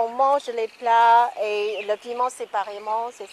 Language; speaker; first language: French; non-native, fluent; Chinese